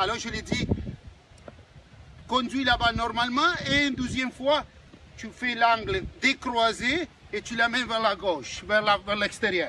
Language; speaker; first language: French; non-native, fluent; Spanish